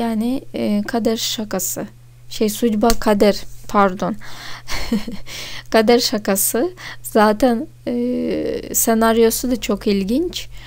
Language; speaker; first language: Turkish; non-native, fluent; Russian